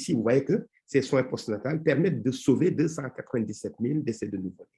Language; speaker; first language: French; non-native, local second language; Wolof